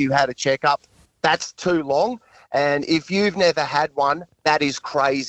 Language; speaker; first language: English; native; English